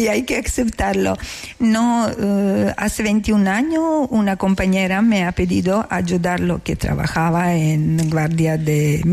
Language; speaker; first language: Spanish; non-native, fluent; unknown